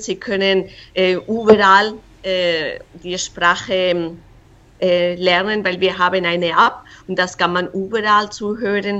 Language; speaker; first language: German; non-native, fluent; Spanish